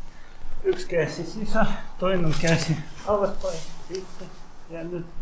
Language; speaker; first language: Finnish; non-native, learner; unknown